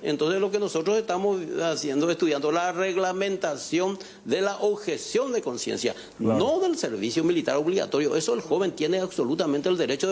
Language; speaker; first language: Spanish; native; Spanish